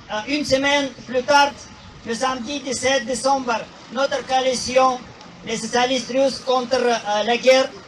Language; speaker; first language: French; non-native, learner; Russian